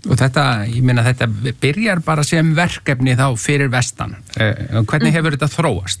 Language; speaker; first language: Icelandic; native; Icelandic